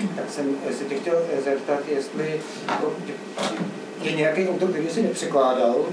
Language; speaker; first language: Czech; native; Czech